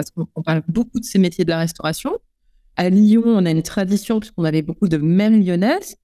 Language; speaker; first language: French; native; French